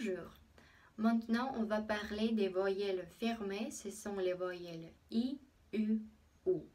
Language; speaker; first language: French; non-native, fluent; Russian